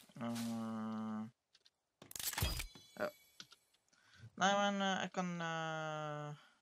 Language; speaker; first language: Norwegian; early bilingual, other home language; Polish